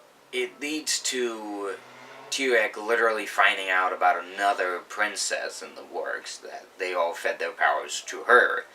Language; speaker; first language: English; native; English